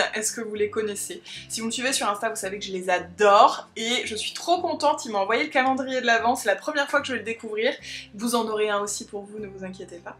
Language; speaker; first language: French; native; French